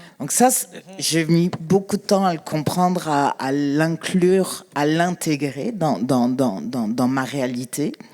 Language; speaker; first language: French; native; French